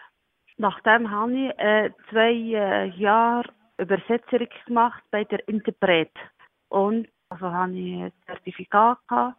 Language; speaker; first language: German; non-native, learner; Arabic